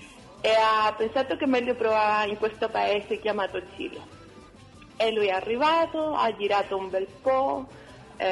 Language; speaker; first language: Italian; non-native, fluent; Spanish